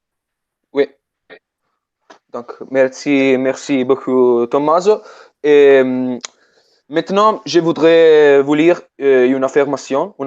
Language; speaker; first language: French; non-native, fluent; Italian